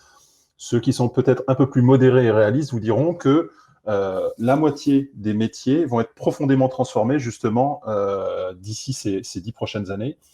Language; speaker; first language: French; native; French